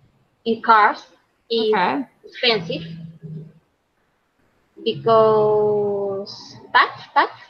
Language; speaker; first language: English; non-native, learner; Spanish